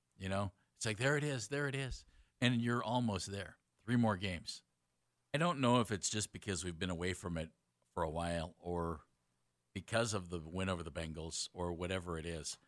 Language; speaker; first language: English; native; English